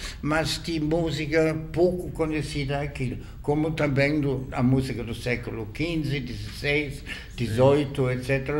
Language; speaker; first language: Portuguese; non-native, fluent; German